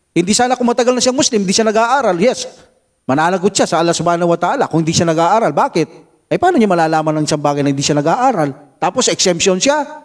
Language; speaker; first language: Filipino; non-native, local second language; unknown